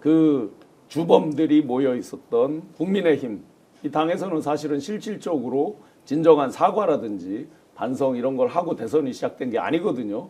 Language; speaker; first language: Korean; native; Korean